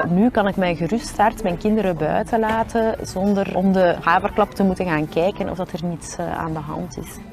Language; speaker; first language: Dutch; native; Dutch